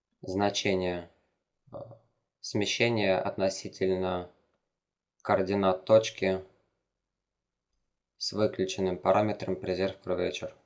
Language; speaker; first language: Russian; native; Russian